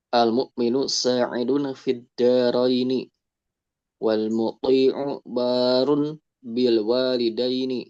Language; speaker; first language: Arabic; non-native, learner; Indonesian